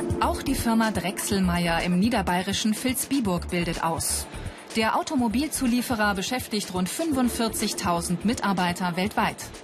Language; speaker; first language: German; native; German